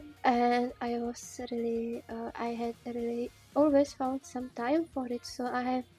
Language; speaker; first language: English; non-native, learner; Czech